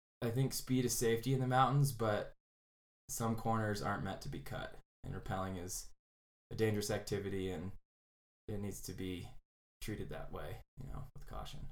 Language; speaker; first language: English; native; English